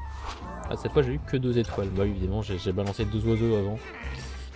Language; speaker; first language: French; native; French